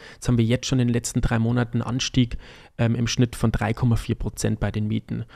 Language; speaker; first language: German; native; German